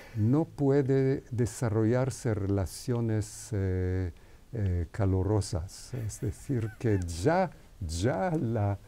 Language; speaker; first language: Spanish; non-native, fluent; Hebrew